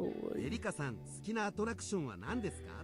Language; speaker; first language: Japanese; non-native, learner; English